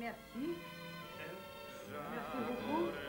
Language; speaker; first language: French; non-native, learner; Serbian